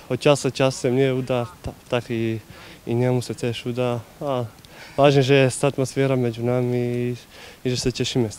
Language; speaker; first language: Polish; non-native, learner; Bosnian